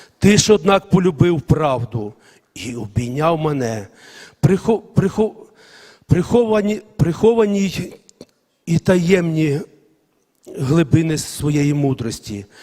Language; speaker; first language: Ukrainian; non-native, local second language; Russian